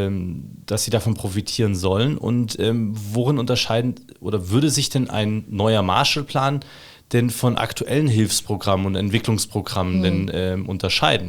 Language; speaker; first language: German; native; German